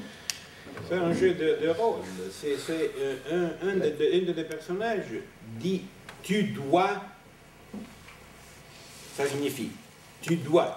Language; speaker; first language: French; non-native, fluent; Italian